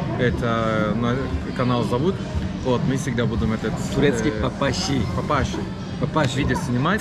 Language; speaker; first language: Russian; non-native, learner; Turkish